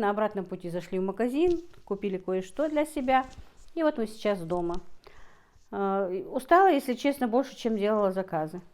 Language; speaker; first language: Russian; non-native, local second language; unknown